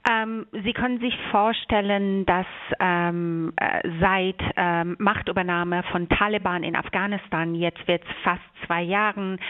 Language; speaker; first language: German; non-native, fluent; Persian